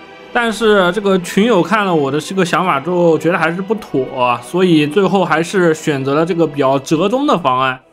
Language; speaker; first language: Chinese; native; Chinese